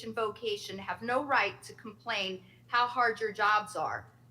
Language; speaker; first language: English; native; English